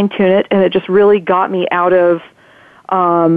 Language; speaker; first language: English; native; English